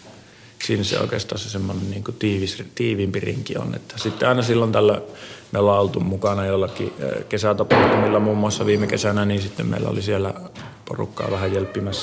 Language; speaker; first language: Finnish; native; Finnish